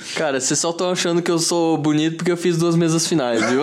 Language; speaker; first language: Portuguese; native; Portuguese